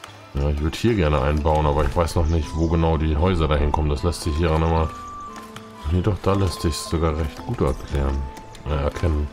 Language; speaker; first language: German; native; German